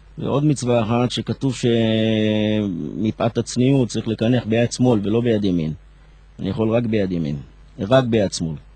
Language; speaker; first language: Hebrew; early bilingual, other home language; Arabic